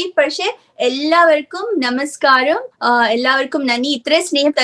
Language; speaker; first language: Malayalam; non-native, learner; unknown